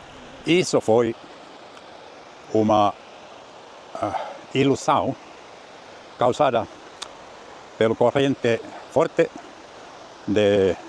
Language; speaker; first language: Portuguese; non-native, learner; Finnish